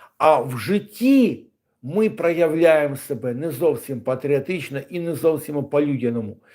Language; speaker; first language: Ukrainian; non-native, local second language; Russian